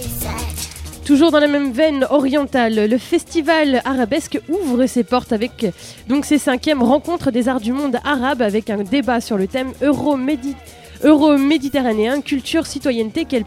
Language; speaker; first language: French; native; French